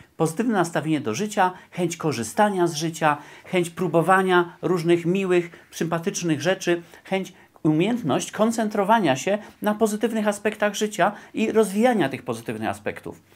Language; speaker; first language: Polish; native; Polish